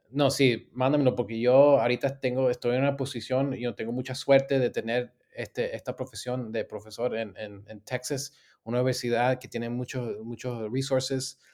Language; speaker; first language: Spanish; early bilingual, heritage; Spanish